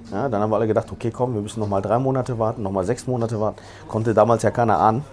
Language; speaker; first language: German; early bilingual, other home language; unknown